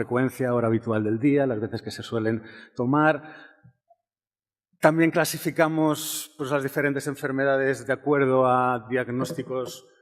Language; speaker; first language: Spanish; native; Spanish